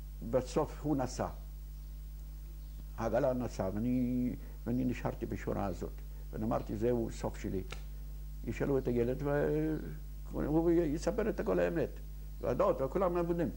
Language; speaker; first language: Hebrew; non-native, fluent; Yiddish